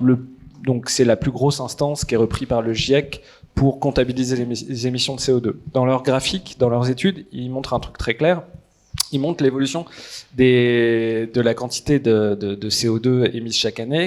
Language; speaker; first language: French; native; French